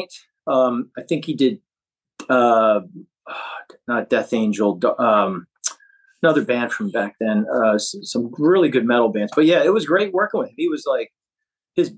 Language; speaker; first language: English; native; English